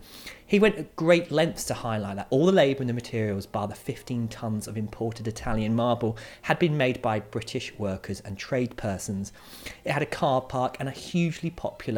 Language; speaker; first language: English; native; English